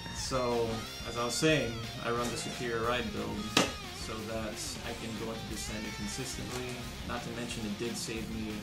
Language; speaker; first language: English; native; English